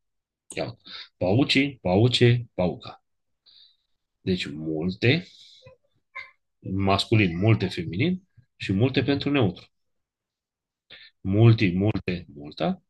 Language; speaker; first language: Romanian; native; Romanian